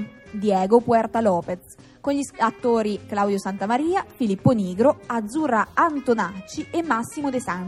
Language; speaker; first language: Italian; native; Italian